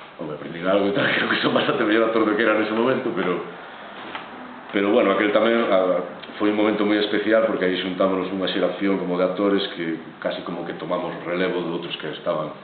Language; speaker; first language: Galician; native; Galician